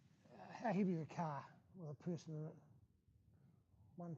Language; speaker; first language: English; native; English